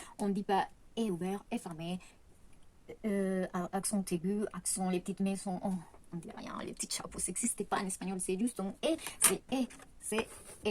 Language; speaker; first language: French; non-native, fluent; Spanish